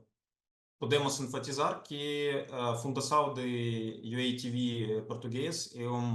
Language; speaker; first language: Portuguese; non-native, fluent; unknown